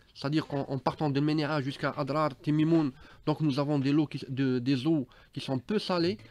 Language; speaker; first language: French; non-native, local second language; Arabic